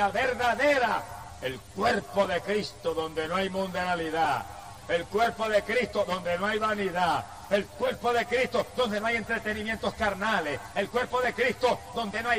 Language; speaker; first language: Spanish; native; Spanish